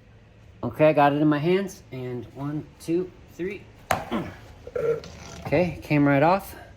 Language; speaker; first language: English; native; English